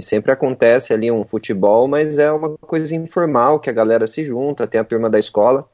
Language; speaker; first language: Portuguese; native; Portuguese